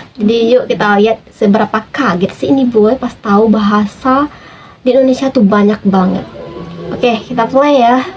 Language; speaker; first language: Indonesian; native; Indonesian